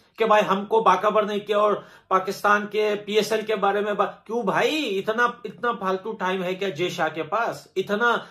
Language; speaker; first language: Hindi; native; Hindi